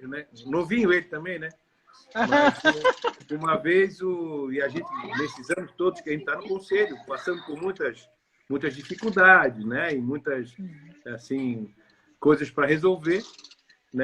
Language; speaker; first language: Portuguese; native; Portuguese